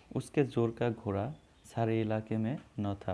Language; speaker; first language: Hindi; non-native, local second language; Assamese